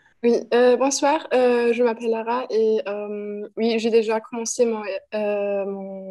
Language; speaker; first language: French; non-native, fluent; German